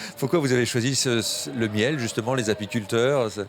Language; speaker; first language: French; native; French